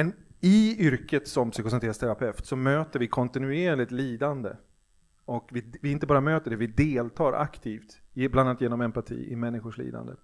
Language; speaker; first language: Swedish; native; Swedish